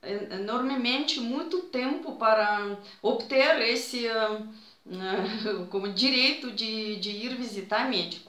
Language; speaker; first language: Portuguese; non-native, fluent; Russian